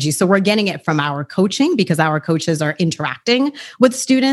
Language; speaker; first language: English; early bilingual, other home language; Haitian Creole